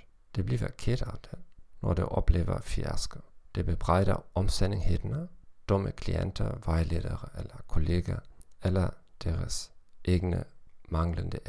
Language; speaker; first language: Danish; non-native, fluent; German